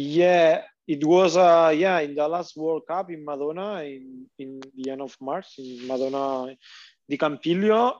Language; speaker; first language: English; non-native, learner; Catalan